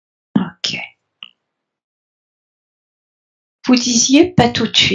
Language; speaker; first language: French; native; French